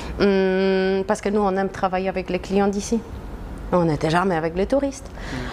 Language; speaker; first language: French; non-native, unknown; Polish